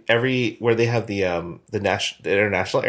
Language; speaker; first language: English; native; English